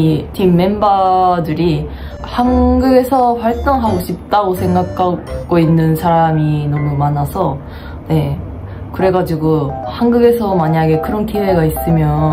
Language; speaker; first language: Korean; non-native, fluent; Japanese